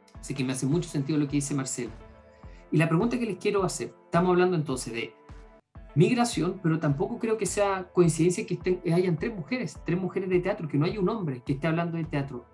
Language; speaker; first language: Spanish; native; Spanish